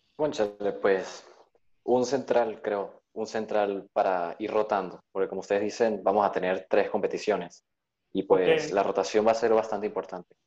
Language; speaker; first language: Spanish; native; Spanish